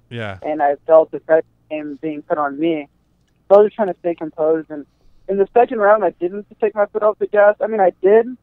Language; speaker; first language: English; native; English